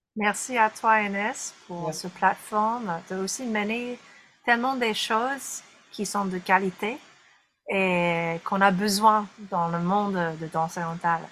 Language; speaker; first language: French; non-native, fluent; English